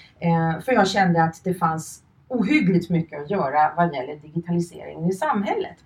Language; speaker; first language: Swedish; early bilingual, other home language; Finnish